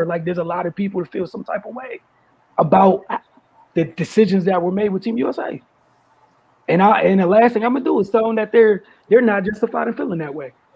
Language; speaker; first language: English; native; English